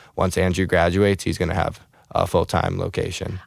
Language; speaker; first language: English; native; English